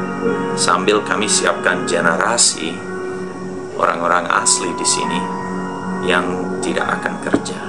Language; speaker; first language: Indonesian; non-native, fluent; English